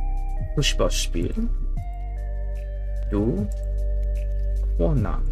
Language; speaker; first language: German; non-native, learner; English